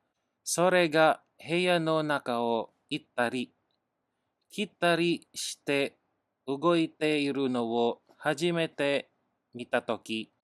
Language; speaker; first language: Japanese; non-native, learner; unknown